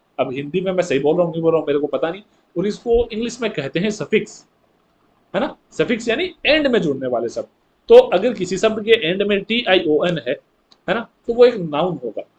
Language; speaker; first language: Hindi; native; Hindi